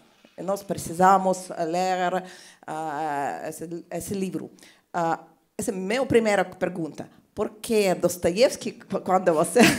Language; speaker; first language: Portuguese; non-native, learner; Russian